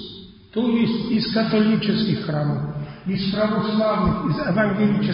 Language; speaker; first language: Russian; non-native, fluent; Polish